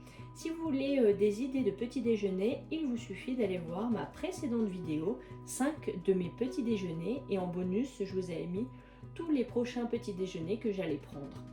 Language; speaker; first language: French; native; French